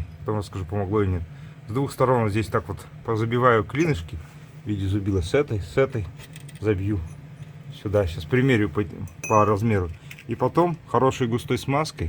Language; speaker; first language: Russian; native; Russian